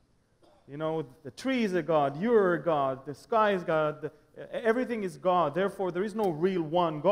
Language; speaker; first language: English; non-native, fluent; Hebrew